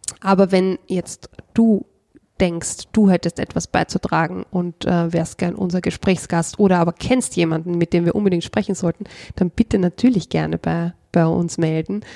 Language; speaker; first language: German; native; German